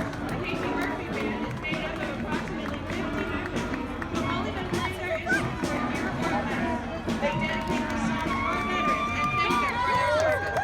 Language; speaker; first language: English; native; English